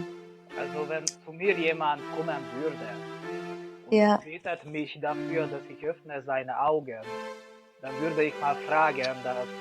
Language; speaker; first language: German; non-native, learner; Hungarian